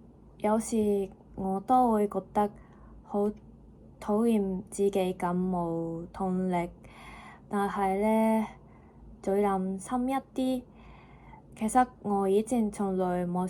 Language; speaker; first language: Cantonese; non-native, learner; Japanese